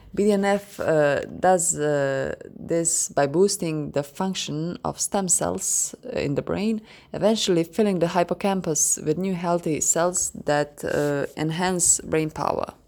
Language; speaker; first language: English; non-native, fluent; Croatian